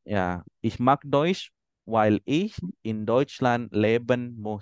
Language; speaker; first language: German; non-native, fluent; Indonesian